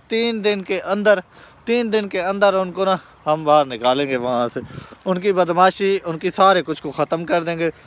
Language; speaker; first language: Urdu; non-native, local second language; Baluchi